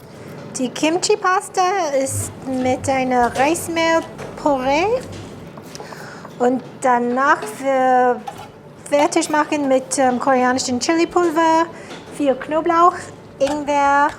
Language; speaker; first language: German; non-native, fluent; English